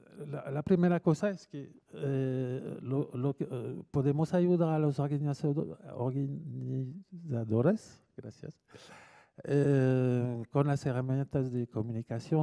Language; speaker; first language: Spanish; non-native, fluent; French